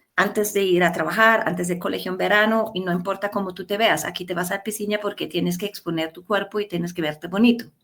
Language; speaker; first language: Spanish; non-native, fluent; German